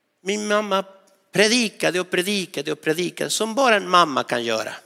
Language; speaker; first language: Swedish; non-native, fluent; Spanish